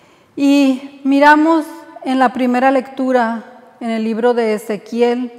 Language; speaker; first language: Spanish; native; Spanish